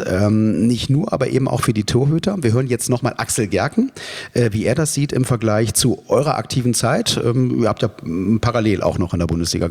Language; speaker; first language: German; native; German